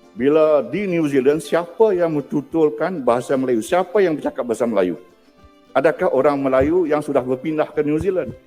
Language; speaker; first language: Malay; non-native, local second language; Iban